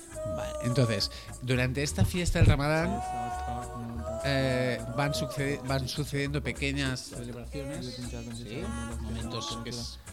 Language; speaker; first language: Spanish; native; Spanish